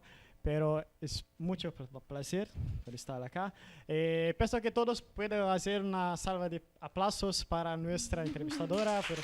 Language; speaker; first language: Spanish; non-native, learner; Portuguese